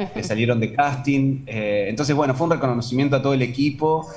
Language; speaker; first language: Spanish; native; Spanish